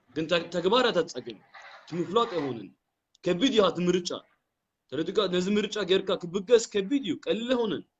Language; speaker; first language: Tigrinya; early bilingual, heritage; Tigrinya